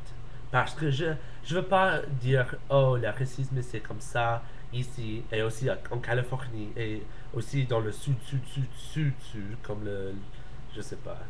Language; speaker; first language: French; non-native, learner; English